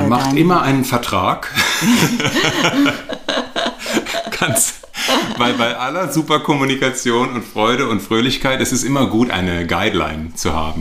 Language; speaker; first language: German; native; German